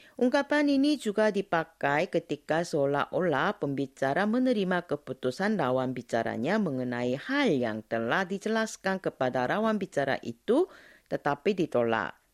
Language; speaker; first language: Indonesian; non-native, fluent; Korean